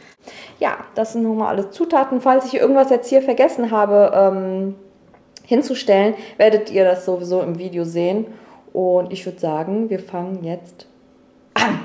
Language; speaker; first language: German; early bilingual, other home language; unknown